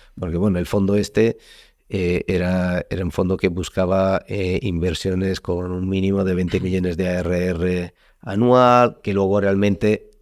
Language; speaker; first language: Spanish; non-native, fluent; Italian